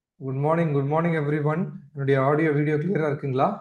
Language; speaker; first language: Tamil; native; Tamil